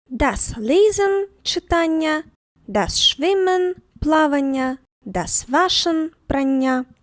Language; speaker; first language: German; non-native, fluent; Ukrainian